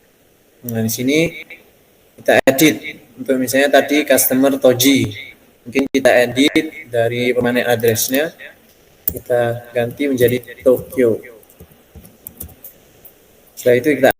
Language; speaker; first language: Indonesian; native; Indonesian